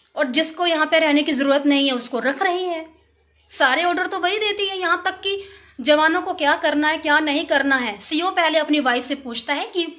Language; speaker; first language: Hindi; native; Hindi